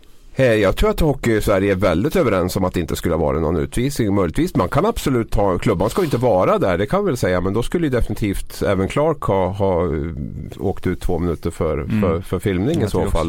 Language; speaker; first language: Swedish; native; Swedish